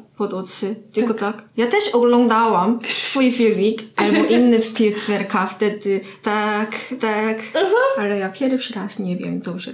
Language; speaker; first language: Polish; non-native, learner; Korean